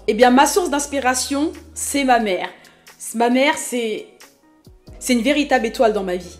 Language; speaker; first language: French; early bilingual, other home language; Haitian Creole